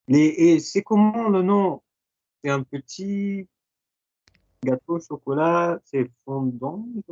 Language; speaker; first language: French; non-native, fluent; Portuguese